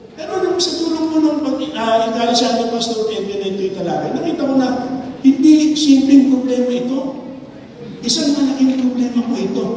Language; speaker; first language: Filipino; non-native, local second language; Iloko